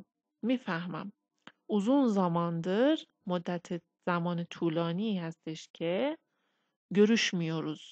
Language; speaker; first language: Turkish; non-native, fluent; Persian